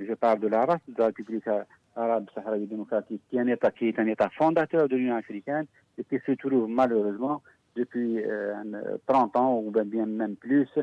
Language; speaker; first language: French; non-native, local second language; Arabic